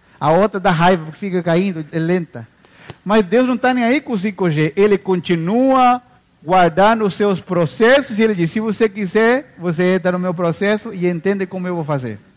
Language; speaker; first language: Portuguese; non-native, fluent; Spanish